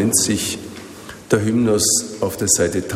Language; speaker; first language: German; native; German